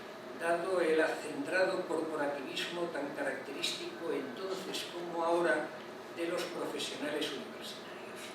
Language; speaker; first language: Spanish; native; Spanish